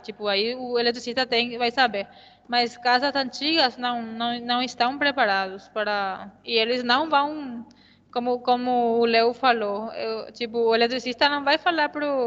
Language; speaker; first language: Portuguese; non-native, fluent; Spanish